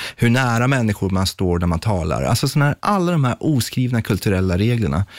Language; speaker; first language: Swedish; early bilingual, other home language; Persian